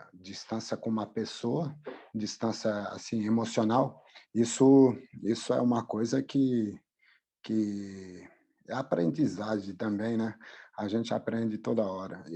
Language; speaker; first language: Portuguese; non-native, fluent; French